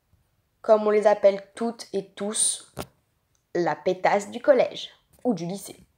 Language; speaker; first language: French; native; French